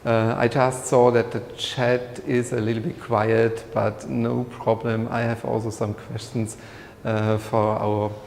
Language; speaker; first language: English; non-native, fluent; German